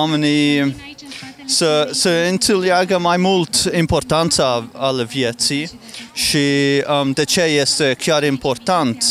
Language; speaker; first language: Romanian; non-native, fluent; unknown